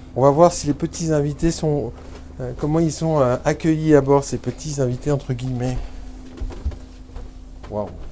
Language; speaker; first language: French; native; French